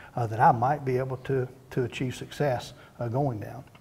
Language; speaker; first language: English; native; English